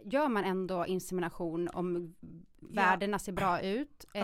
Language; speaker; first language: Swedish; native; Swedish